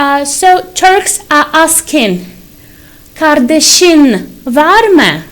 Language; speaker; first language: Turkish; non-native, fluent; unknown